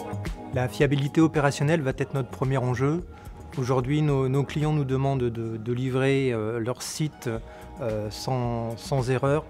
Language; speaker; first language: French; native; French